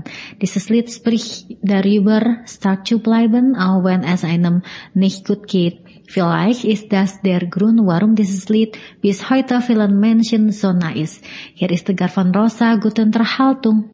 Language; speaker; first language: German; non-native, fluent; Indonesian